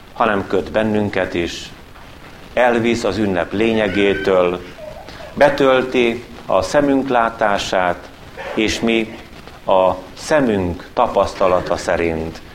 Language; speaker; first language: Hungarian; native; Hungarian